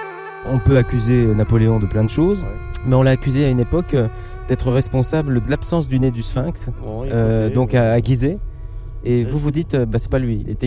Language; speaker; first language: French; native; French